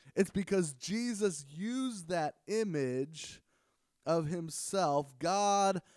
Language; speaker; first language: English; native; English